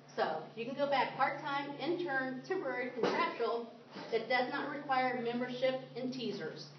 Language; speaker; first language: English; native; English